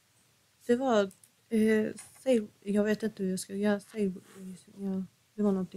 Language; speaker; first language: Swedish; non-native, fluent; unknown